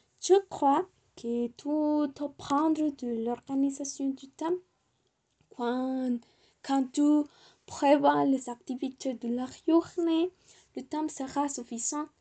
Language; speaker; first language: French; non-native, learner; Spanish